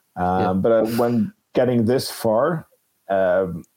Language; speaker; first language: English; non-native, fluent; Norwegian